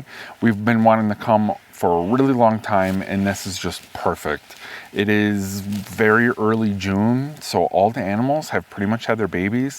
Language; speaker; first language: English; native; English